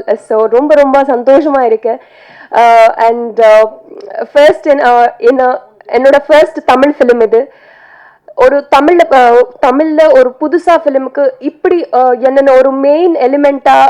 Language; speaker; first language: Tamil; non-native, learner; Telugu